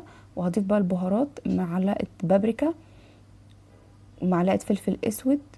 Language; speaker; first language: Arabic; native; Arabic